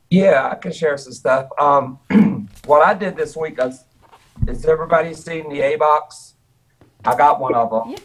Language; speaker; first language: English; native; English